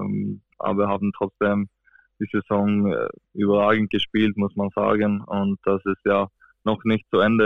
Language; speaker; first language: German; non-native, fluent; Swedish